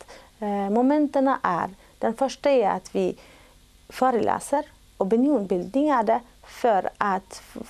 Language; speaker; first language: Swedish; non-native, fluent; Arabic